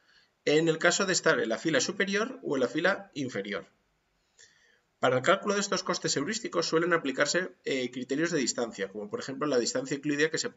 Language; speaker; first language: Spanish; native; Spanish